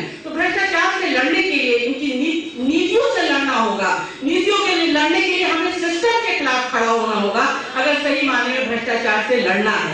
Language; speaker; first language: Hindi; native; Hindi